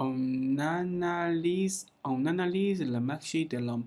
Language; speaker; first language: French; non-native, learner; Chinese